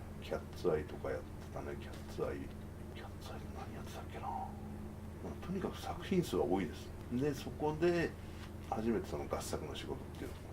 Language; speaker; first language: Japanese; native; Japanese